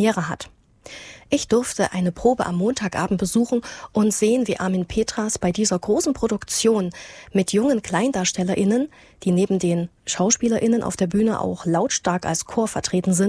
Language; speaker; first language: German; native; German